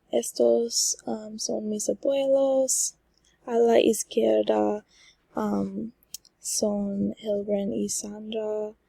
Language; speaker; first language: Spanish; non-native, learner; English